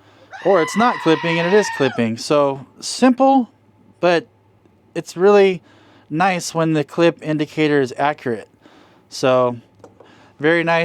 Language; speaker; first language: English; native; English